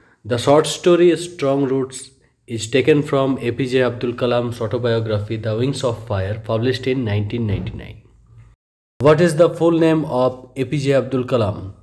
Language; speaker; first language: English; non-native, local second language; Bangla